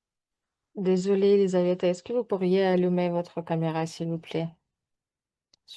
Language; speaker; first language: French; non-native, fluent; Russian